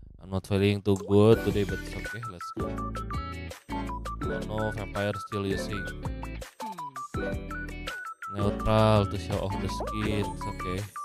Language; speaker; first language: English; non-native, learner; Indonesian